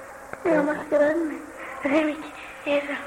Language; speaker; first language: Spanish; non-native, learner; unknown